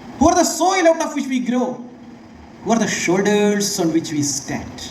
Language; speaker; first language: English; non-native, local second language; Malayalam